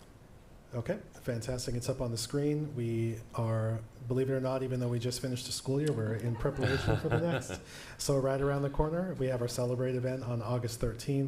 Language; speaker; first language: English; native; English